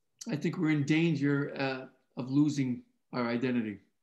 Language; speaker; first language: English; early bilingual, other home language; Italian